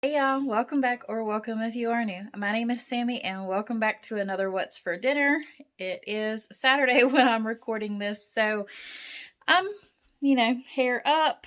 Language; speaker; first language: English; native; English